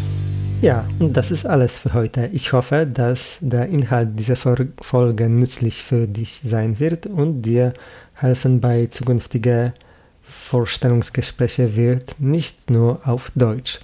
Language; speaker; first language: German; non-native, fluent; Polish